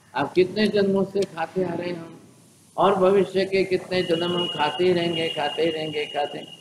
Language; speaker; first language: Hindi; non-native, local second language; Gujarati